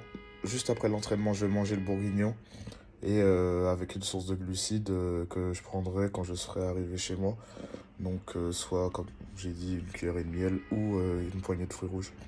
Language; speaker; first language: French; native; French